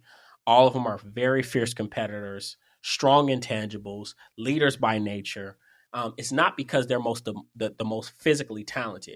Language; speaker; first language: English; native; English